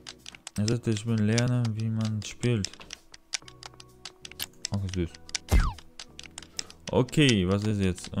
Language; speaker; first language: German; non-native, learner; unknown